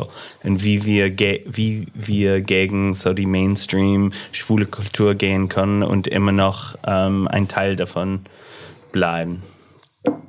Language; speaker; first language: German; non-native, fluent; English